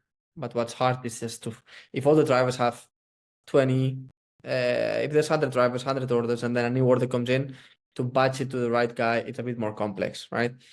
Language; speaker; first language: English; non-native, fluent; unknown